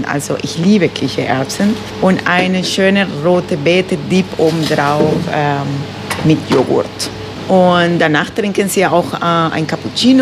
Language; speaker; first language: German; non-native, fluent; Spanish